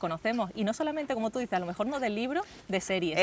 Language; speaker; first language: Spanish; native; Spanish